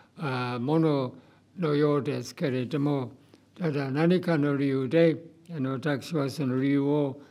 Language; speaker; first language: Japanese; non-native, fluent; English